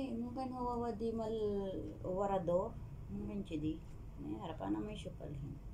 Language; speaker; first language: Arabic; non-native, learner; Filipino